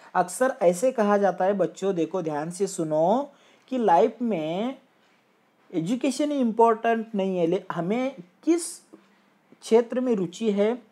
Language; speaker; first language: Hindi; non-native, local second language; Marathi